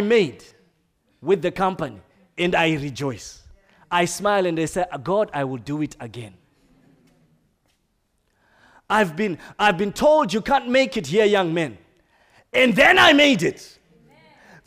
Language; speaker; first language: English; non-native, local second language; Shona